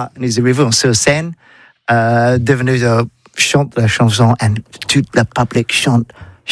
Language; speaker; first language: French; non-native, learner; English